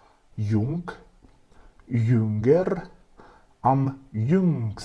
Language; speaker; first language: German; non-native, fluent; Macedonian